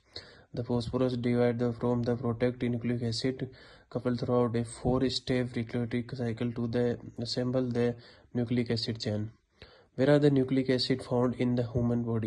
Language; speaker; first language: English; non-native, learner; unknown